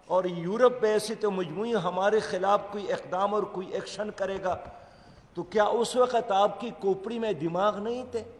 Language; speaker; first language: Urdu; non-native, local second language; Pashto